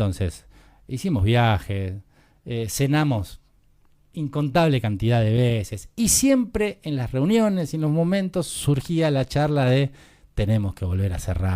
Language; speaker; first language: Spanish; native; Spanish